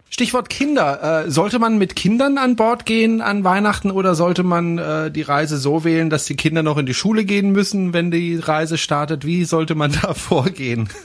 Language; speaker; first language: German; native; German